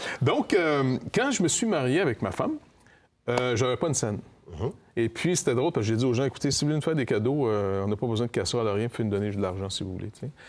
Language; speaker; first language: French; native; French